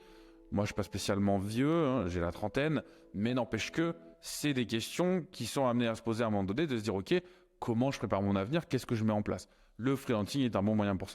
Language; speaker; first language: French; native; French